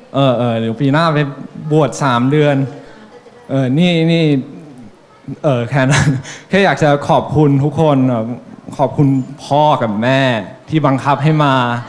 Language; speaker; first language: Thai; early bilingual, heritage; Thai